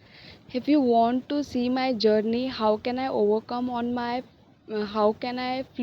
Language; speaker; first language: English; non-native, learner; Hindi